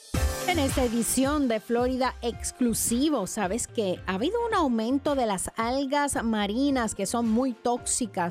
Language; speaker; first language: Spanish; native; Spanish